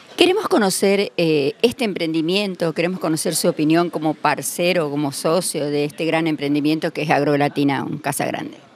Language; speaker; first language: Spanish; native; Spanish